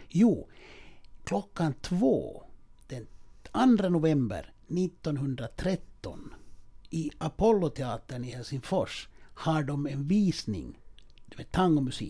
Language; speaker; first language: Swedish; native; Swedish